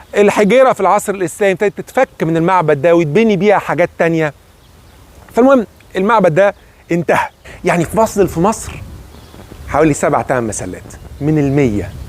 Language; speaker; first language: Arabic; native; Arabic